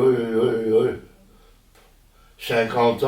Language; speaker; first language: French; non-native, local second language; Dutch